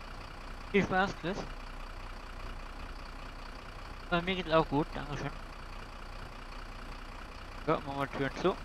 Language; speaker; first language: German; native; German